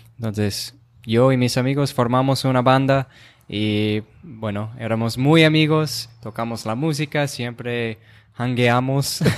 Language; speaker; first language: Spanish; non-native, fluent; English